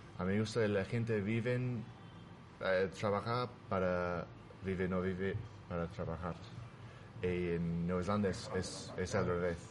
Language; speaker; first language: Spanish; non-native, fluent; English